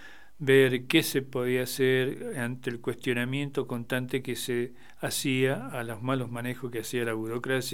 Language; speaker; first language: Spanish; native; Spanish